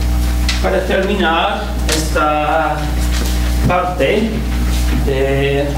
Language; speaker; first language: Spanish; non-native, fluent; English